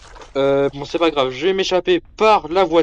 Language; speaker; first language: French; native; French